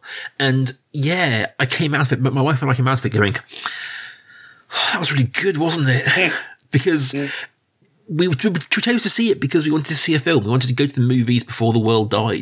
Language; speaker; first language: English; native; English